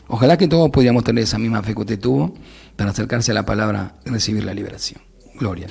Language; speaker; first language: Spanish; native; Spanish